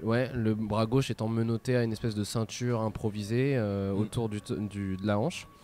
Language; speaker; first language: French; native; French